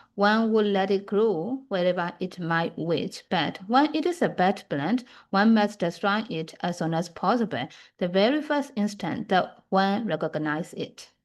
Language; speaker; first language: English; non-native, fluent; Burmese